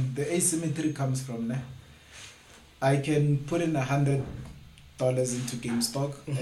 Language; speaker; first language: English; non-native, local second language; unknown